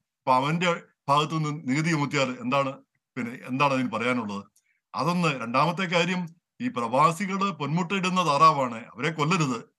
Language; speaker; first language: Malayalam; native; Malayalam